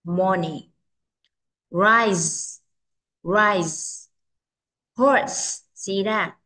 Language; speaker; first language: English; non-native, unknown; Vietnamese